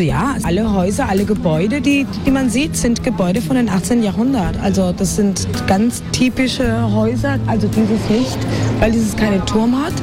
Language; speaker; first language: German; non-native, fluent; Spanish